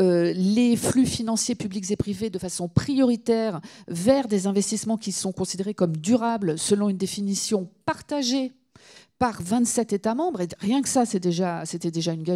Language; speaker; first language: French; native; French